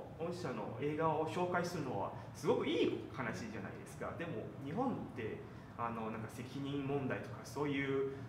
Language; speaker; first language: Japanese; non-native, fluent; Chinese